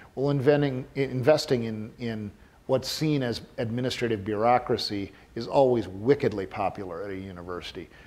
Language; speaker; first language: English; native; English